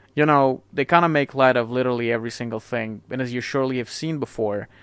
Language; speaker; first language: English; non-native, fluent; Persian